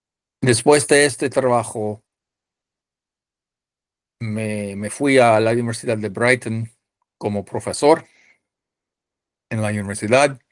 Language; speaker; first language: Spanish; non-native, fluent; English